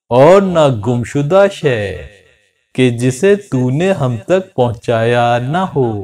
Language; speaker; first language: Urdu; native; Urdu